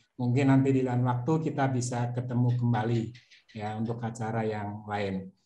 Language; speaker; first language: Indonesian; native; Indonesian